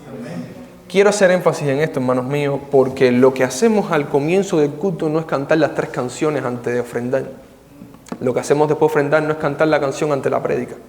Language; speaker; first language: Spanish; native; Spanish